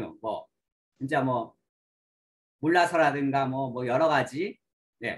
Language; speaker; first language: Korean; native; Korean